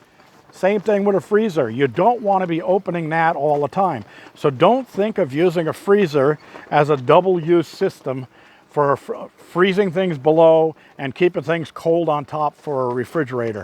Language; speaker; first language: English; native; English